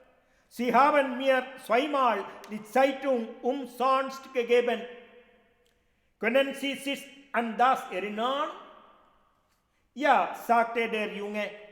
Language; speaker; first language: German; non-native, fluent; Malayalam